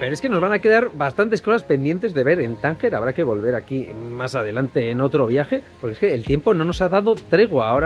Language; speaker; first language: Spanish; native; Spanish